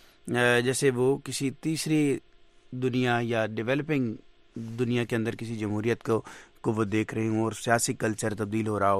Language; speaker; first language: Urdu; native; Urdu